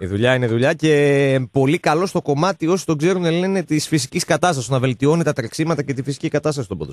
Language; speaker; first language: Greek; native; Greek